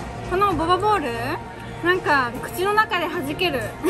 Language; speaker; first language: Japanese; native; Japanese